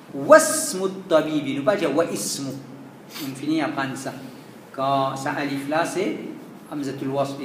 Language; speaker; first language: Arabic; non-native, fluent; Morisyen